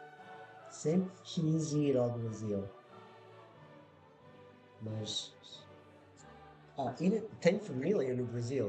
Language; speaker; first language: Portuguese; early bilingual, heritage; Portuguese